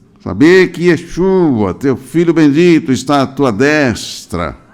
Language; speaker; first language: Portuguese; native; Portuguese